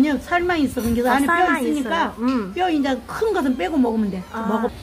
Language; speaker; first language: Korean; native; Korean